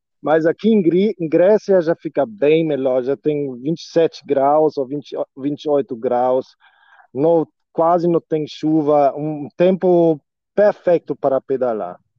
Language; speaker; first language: Portuguese; non-native, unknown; German